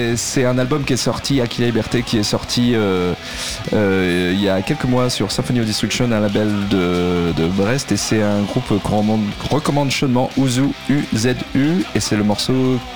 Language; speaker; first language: French; native; French